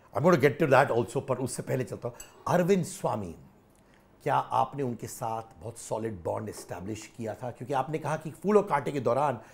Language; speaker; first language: Hindi; native; Hindi